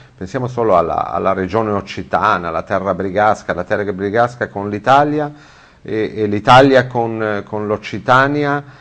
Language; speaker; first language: Italian; native; Italian